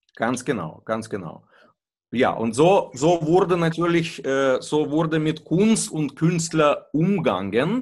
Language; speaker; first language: German; non-native, fluent; Russian